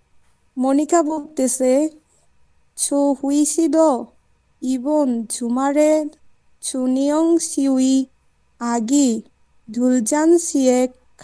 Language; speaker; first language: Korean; non-native, learner; Bangla